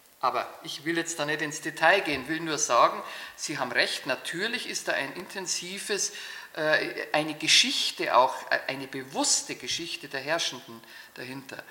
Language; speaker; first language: German; native; German